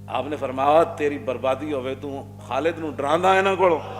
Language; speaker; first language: Urdu; non-native, local second language; Punjabi